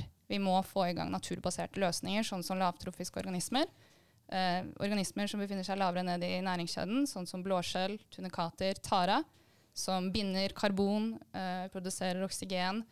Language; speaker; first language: Norwegian; native; Norwegian